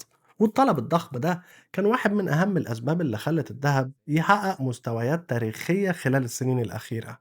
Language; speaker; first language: Arabic; native; Arabic